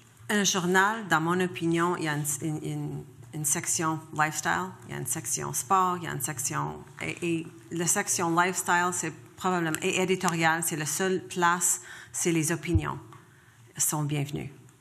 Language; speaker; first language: French; non-native, local second language; English